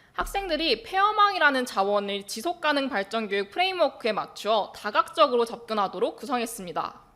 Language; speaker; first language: Korean; native; Korean